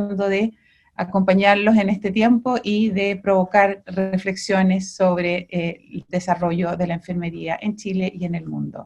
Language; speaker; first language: Spanish; native; Spanish